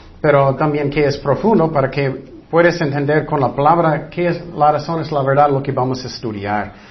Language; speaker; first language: Spanish; non-native, fluent; English